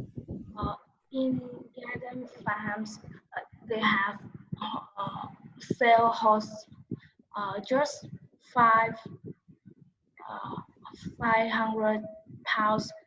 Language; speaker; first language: English; non-native, learner; Vietnamese